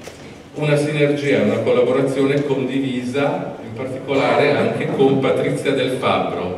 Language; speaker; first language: Italian; native; Italian